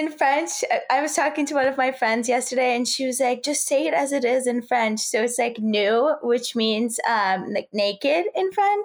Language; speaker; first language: English; non-native, fluent; Turkish